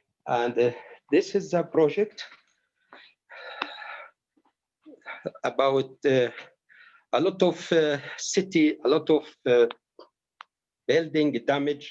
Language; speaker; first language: English; non-native, learner; Arabic